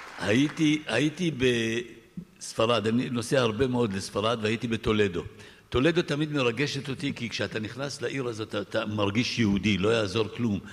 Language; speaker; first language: Hebrew; early bilingual, other home language; Arabic